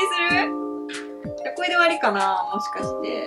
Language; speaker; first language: Japanese; native; Japanese